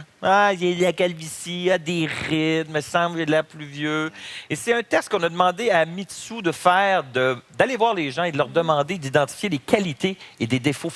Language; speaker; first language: French; native; French